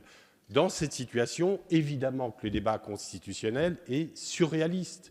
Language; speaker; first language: French; native; French